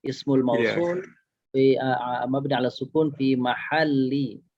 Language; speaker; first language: Arabic; non-native, fluent; Indonesian